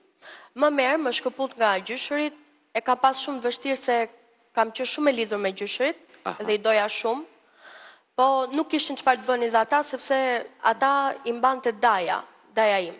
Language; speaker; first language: Albanian; early bilingual, heritage; Albanian